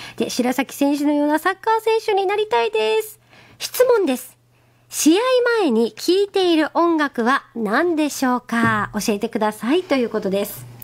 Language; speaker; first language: Japanese; native; Japanese